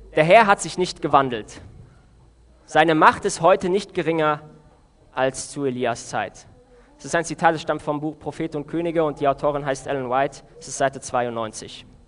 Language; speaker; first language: German; early bilingual, other home language; Romanian